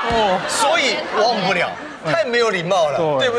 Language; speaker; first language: Chinese; native; Chinese